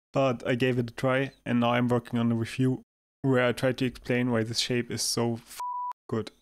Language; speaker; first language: English; non-native, fluent; German